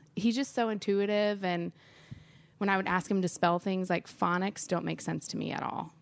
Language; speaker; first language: English; native; English